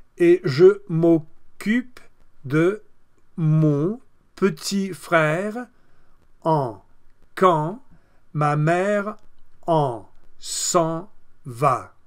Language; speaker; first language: French; non-native, fluent; English